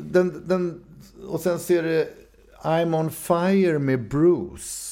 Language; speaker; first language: Swedish; native; Swedish